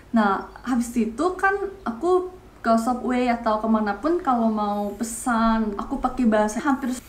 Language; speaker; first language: Indonesian; non-native, fluent; Korean